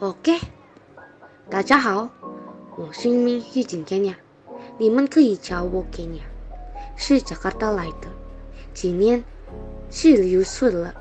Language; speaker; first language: Chinese; non-native, learner; Indonesian